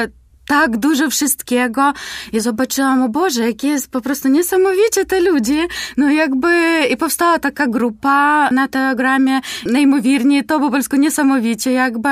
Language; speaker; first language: Polish; non-native, learner; Ukrainian